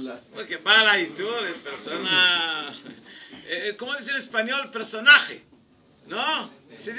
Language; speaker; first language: Spanish; non-native, learner; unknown